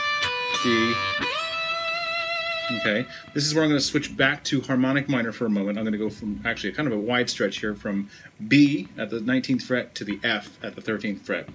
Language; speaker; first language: English; native; English